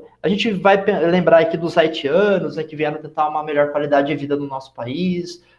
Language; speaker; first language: Portuguese; native; Portuguese